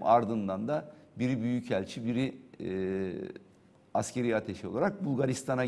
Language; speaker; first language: Turkish; native; Turkish